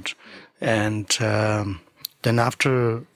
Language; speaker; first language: English; non-native, local second language; Tibetan